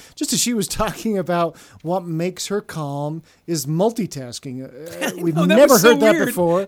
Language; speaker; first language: English; native; English